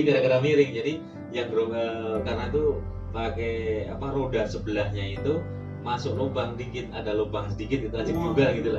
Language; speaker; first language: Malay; non-native, local second language; Javanese